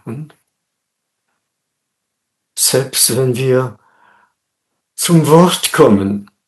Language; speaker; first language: German; non-native, fluent; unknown